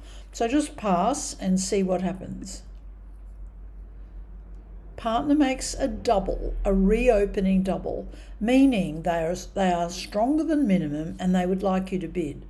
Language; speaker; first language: English; native; English